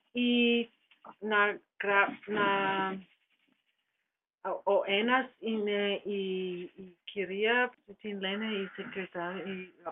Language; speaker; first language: Greek; non-native, learner; German